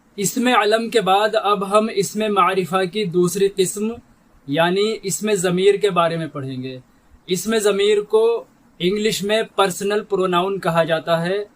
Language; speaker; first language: Urdu; native; Urdu